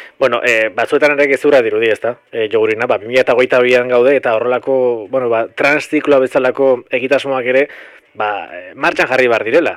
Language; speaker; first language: Basque; native; Basque